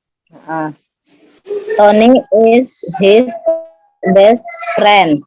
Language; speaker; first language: English; non-native, learner; Indonesian